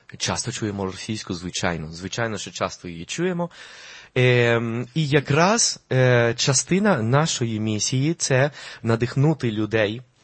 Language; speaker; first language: Ukrainian; non-native, fluent; Spanish